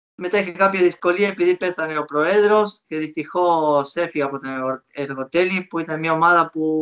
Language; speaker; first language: Greek; non-native, fluent; Spanish